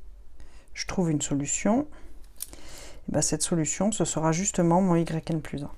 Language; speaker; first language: French; native; French